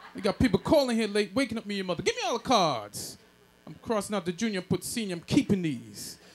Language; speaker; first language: English; native; English